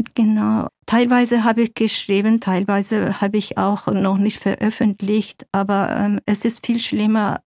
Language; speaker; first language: German; non-native, fluent; Kurdish